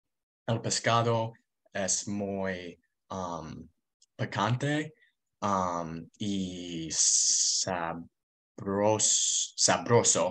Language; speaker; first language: Spanish; non-native, learner; English